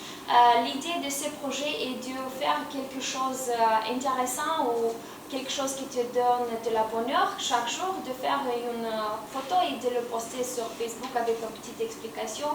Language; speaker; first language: French; non-native, learner; Romanian